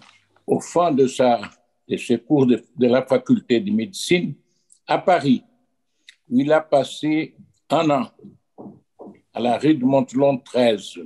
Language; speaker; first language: French; non-native, fluent; Portuguese